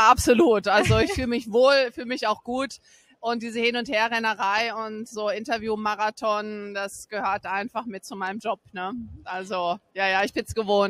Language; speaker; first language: German; native; German